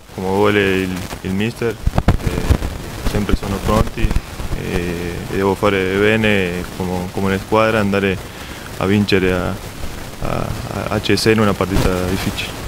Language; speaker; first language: Italian; non-native, learner; Spanish